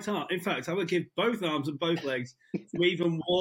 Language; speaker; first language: English; native; English